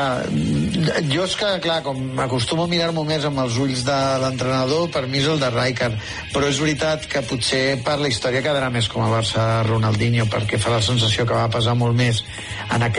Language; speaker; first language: Catalan; native; Catalan